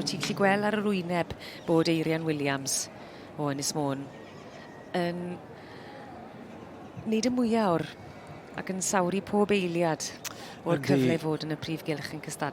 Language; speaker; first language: Welsh; native; Welsh